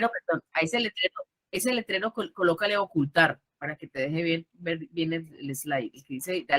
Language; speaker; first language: Spanish; native; Spanish